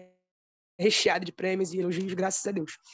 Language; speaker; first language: Portuguese; native; Portuguese